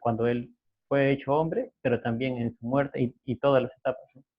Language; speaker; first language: Spanish; native; Spanish